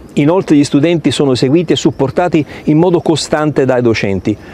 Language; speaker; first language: Italian; native; Italian